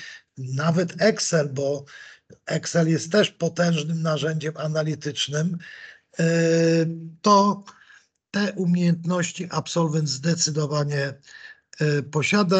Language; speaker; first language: Polish; native; Polish